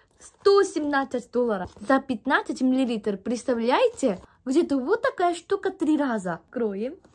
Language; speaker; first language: Russian; non-native, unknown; Korean